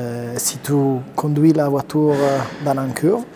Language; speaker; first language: French; non-native, learner; Italian